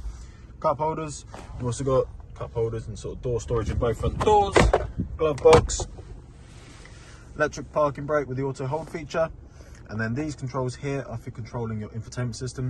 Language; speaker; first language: English; native; English